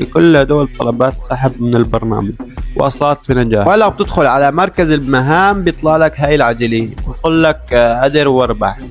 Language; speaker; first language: Arabic; native; Arabic